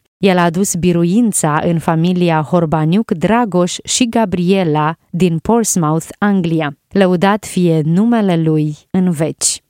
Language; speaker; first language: Romanian; native; Romanian